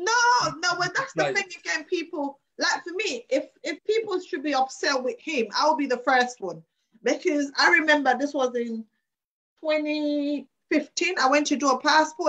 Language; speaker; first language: English; non-native, local second language; Krio